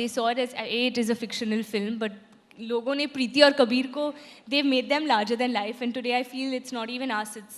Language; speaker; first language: English; non-native, local second language; Hindi